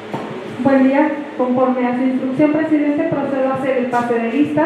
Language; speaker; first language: Spanish; native; Spanish